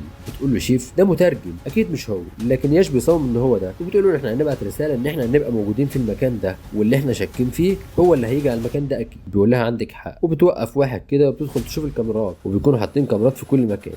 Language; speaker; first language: Arabic; native; Arabic